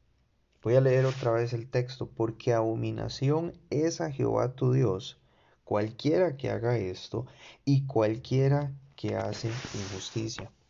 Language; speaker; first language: Spanish; native; Spanish